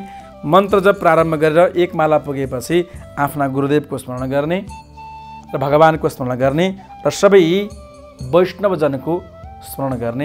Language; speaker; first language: Nepali; native; Nepali